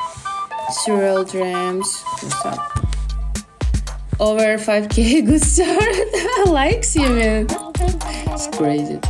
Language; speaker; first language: English; non-native, learner; Russian